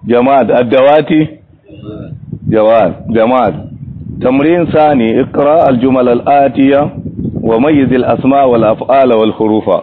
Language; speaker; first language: Arabic; non-native, fluent; Hausa